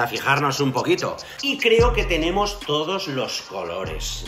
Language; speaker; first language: Spanish; native; Spanish